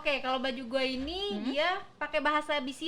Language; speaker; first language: Indonesian; native; Indonesian